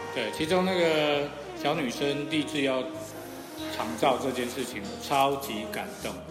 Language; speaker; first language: Chinese; non-native, local second language; Min Nan Chinese